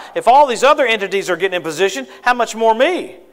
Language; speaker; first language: English; native; English